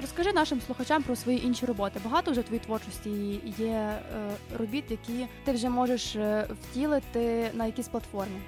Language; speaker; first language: Ukrainian; native; Ukrainian